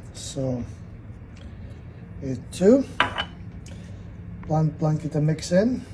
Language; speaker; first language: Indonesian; non-native, learner; English